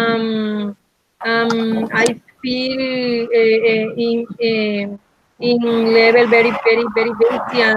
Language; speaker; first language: English; non-native, learner; Spanish